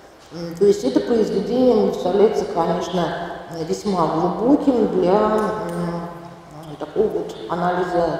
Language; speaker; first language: Russian; native; Russian